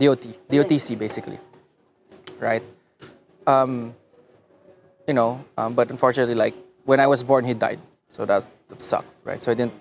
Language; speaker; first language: English; non-native, local second language; Filipino